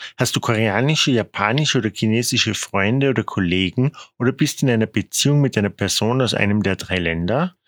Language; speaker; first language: German; non-native, fluent; Korean